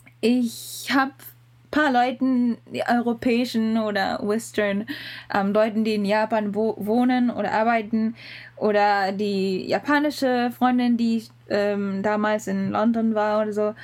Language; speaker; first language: German; non-native, learner; Japanese